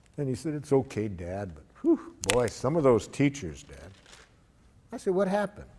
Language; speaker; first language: English; native; English